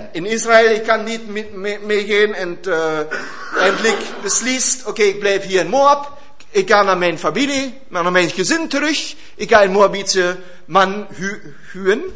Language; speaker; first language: Dutch; non-native, learner; German